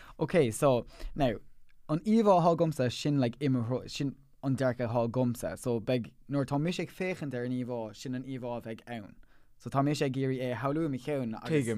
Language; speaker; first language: Irish; non-native, local second language; English